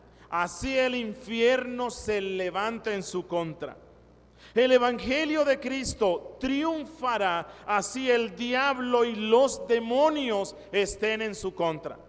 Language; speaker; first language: Spanish; native; Spanish